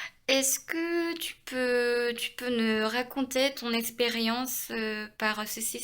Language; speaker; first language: French; non-native, fluent; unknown